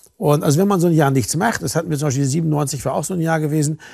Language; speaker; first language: German; native; German